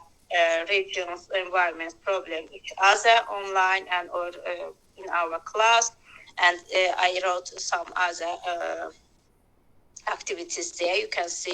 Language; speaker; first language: English; non-native, learner; Azerbaijani